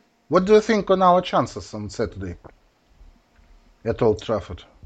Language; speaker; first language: English; non-native, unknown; Russian